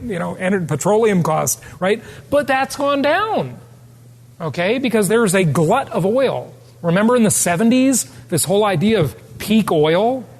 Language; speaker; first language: English; native; English